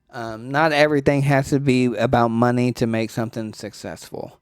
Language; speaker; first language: English; native; English